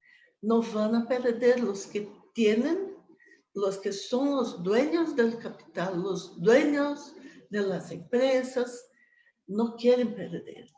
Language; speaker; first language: Spanish; non-native, fluent; Portuguese